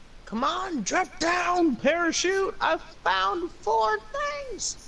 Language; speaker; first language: English; native; English